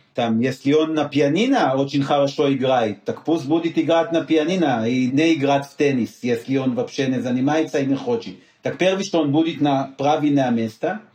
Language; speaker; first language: Russian; non-native, learner; Hebrew